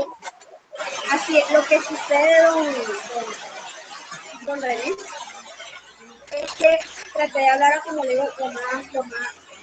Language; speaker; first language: Spanish; native; Spanish